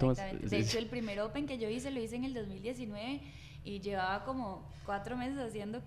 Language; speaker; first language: Spanish; native; Spanish